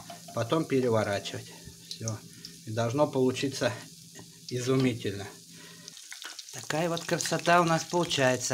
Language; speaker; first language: Russian; native; Russian